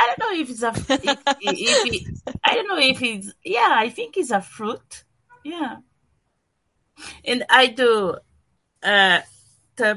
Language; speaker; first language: English; non-native, learner; Portuguese